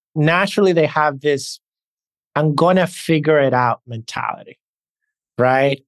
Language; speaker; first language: English; early bilingual, other home language; Spanish